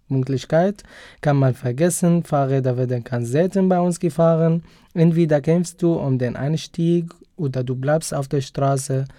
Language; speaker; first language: German; non-native, fluent; Arabic